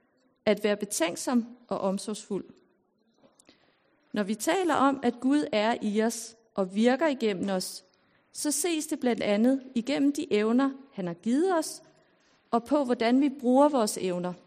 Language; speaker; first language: Danish; native; Danish